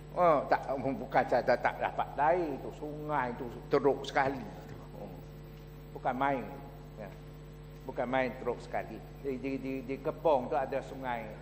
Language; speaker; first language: Malay; non-native, local second language; Chinese